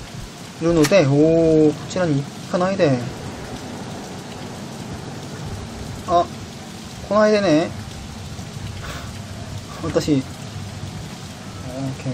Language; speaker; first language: Japanese; non-native, learner; Korean